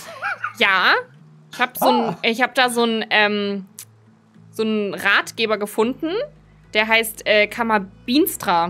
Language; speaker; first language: German; native; German